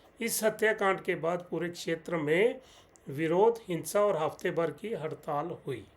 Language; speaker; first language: Hindi; non-native, local second language; Punjabi